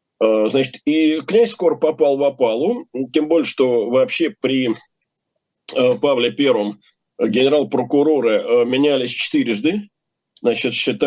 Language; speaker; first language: Russian; native; Russian